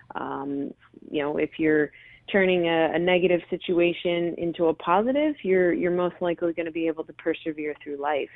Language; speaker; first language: English; native; English